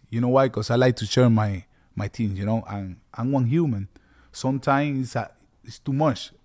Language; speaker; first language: English; early bilingual, other home language; Spanish